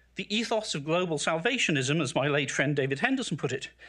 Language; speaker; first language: English; native; English